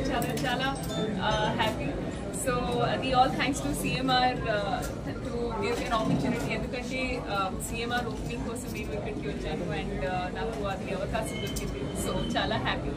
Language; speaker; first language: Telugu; non-native, learner; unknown